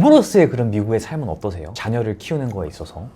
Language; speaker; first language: Korean; native; Korean